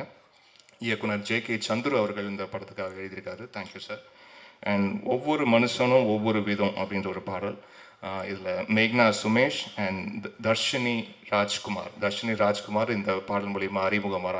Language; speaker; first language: Tamil; native; Tamil